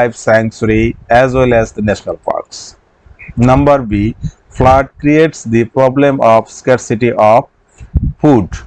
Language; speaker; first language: English; non-native, local second language; Assamese